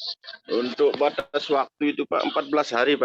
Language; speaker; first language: Indonesian; native; Indonesian